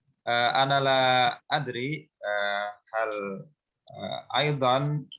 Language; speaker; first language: Arabic; non-native, learner; Indonesian